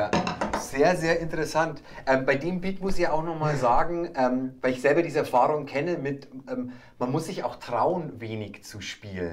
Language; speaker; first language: German; native; German